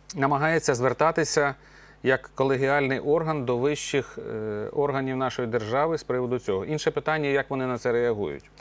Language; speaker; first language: Ukrainian; native; Ukrainian